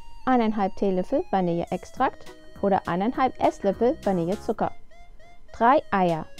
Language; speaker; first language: German; non-native, fluent; English